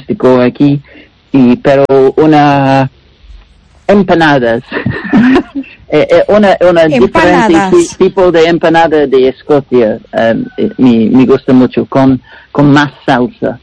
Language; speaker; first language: Spanish; non-native, learner; English